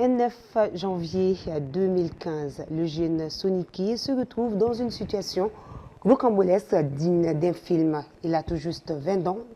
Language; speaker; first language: French; non-native, local second language; Bambara